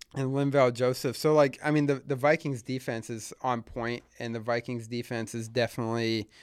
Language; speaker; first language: English; native; English